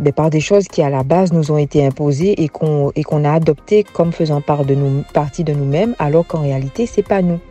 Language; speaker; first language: French; native; French